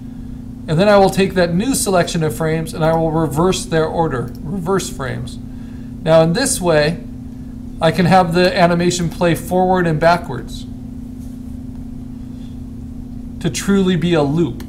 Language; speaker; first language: English; native; English